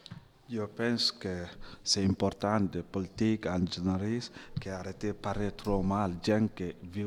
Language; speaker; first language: French; non-native, learner; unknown